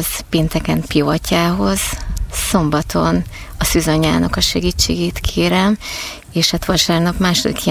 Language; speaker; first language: Hungarian; native; Hungarian